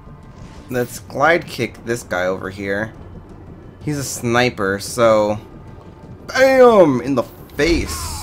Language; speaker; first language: English; native; English